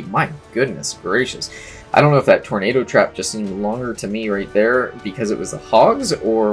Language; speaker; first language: English; native; English